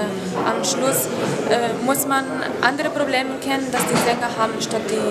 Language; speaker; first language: German; non-native, fluent; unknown